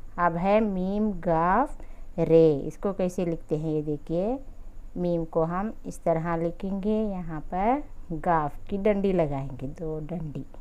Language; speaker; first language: Hindi; native; Hindi